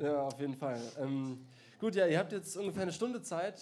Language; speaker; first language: German; native; German